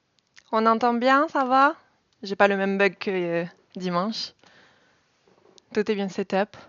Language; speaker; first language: French; native; French